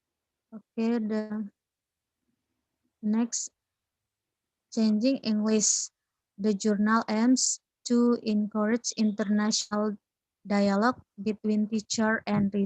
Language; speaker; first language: English; non-native, learner; Indonesian